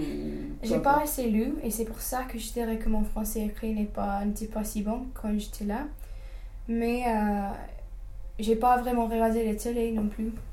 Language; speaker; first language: French; non-native, fluent; English